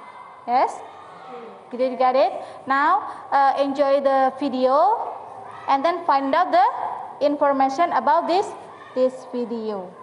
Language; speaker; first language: English; non-native, learner; Indonesian